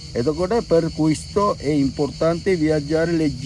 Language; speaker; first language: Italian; non-native, fluent; Sinhala